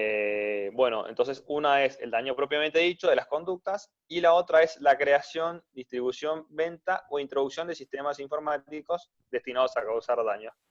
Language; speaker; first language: Spanish; native; Spanish